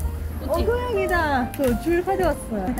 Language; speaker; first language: Korean; non-native, fluent; Indonesian